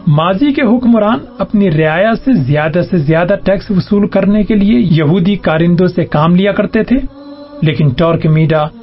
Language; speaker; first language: Urdu; native; Urdu